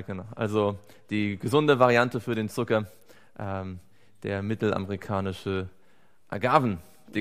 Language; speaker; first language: German; native; German